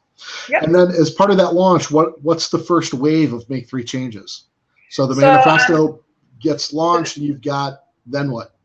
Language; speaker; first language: English; native; English